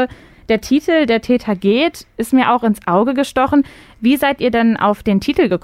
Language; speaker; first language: German; native; German